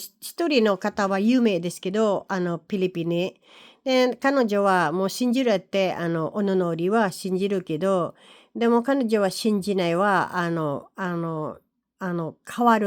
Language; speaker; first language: Japanese; non-native, learner; Filipino